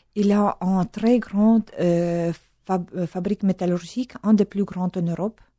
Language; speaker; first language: French; non-native, fluent; Russian